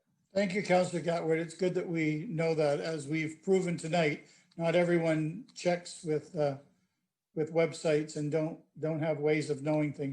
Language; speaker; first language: English; native; English